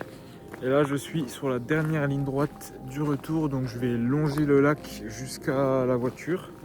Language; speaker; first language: French; native; French